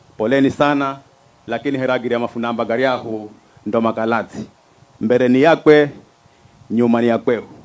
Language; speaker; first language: Swahili; non-native, local second language; Giryama